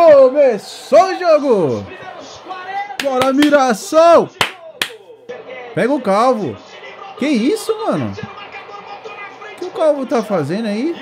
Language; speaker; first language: Portuguese; native; Portuguese